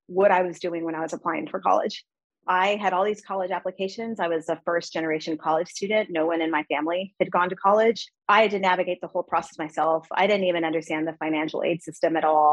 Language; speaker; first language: English; early bilingual, other home language; Spanish